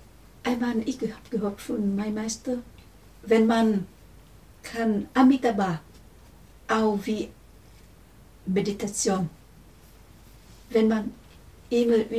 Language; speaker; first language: German; non-native, learner; Vietnamese